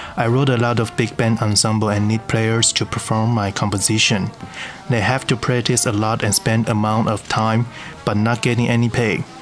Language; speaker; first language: English; non-native, learner; Chinese